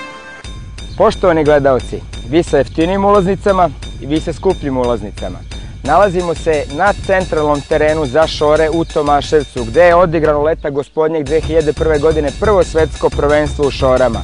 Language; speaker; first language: Serbian; native; Serbian